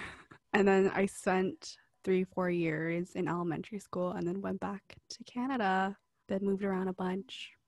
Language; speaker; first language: English; early bilingual, other home language; Cantonese